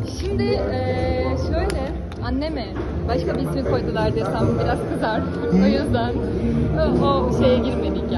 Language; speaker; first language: Turkish; non-native, fluent; Portuguese